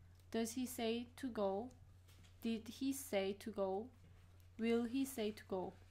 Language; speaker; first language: English; non-native, learner; Korean